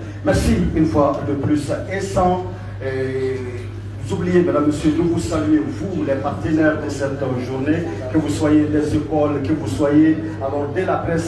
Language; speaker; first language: French; native; French